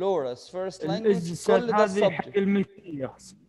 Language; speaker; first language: English; non-native, fluent; Arabic